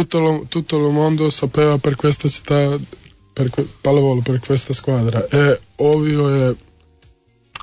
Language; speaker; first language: Italian; non-native, learner; Serbian